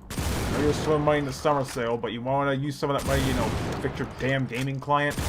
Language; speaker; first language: English; native; English